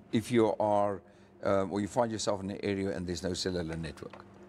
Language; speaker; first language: English; non-native, local second language; Afrikaans